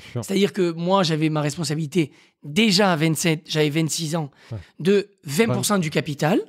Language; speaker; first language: French; native; French